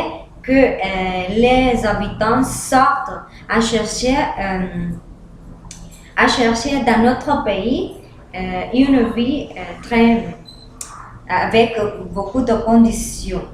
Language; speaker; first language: French; non-native, learner; Spanish